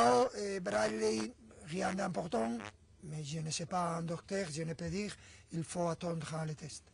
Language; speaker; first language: French; non-native, fluent; Spanish